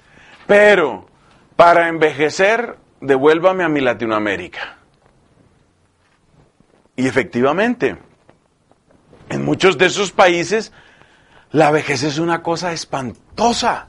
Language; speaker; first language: Spanish; native; Spanish